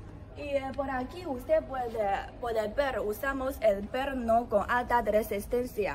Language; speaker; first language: Spanish; non-native, learner; Chinese